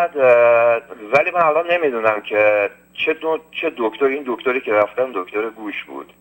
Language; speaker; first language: Persian; early bilingual, heritage; Persian